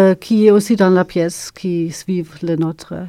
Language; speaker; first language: French; non-native, fluent; German